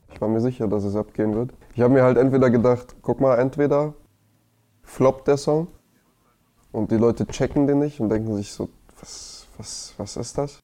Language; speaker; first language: German; early bilingual, other home language; Russian